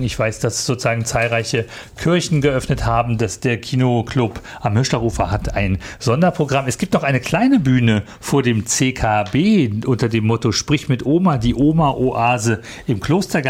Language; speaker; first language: German; native; German